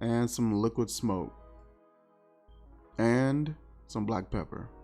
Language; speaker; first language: English; native; English